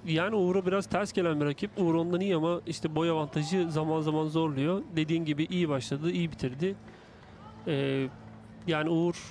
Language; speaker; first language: Turkish; native; Turkish